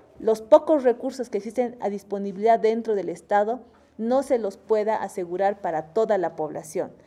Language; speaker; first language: Spanish; native; Spanish